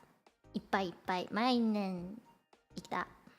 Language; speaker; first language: Japanese; non-native, learner; Cantonese